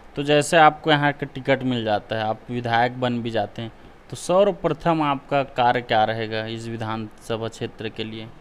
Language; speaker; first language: Hindi; native; Hindi